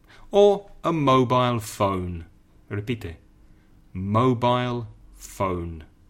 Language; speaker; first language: English; native; English